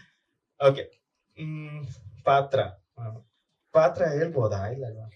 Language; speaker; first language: Kannada; non-native, fluent; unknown